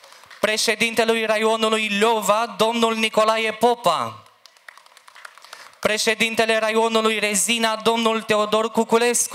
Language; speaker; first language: Romanian; native; Romanian